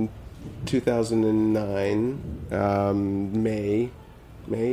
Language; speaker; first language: English; native; English